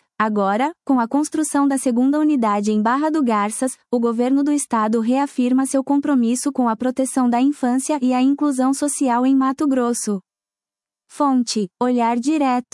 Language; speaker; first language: Portuguese; native; Portuguese